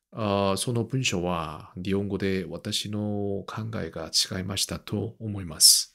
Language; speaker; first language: Japanese; non-native, learner; Korean